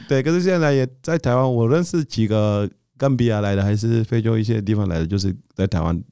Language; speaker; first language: Chinese; non-native, fluent; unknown